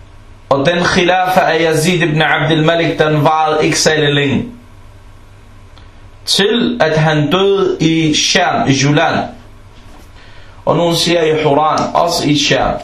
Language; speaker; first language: Danish; non-native, fluent; Arabic